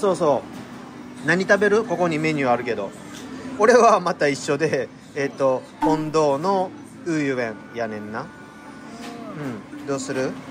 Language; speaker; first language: Japanese; native; Japanese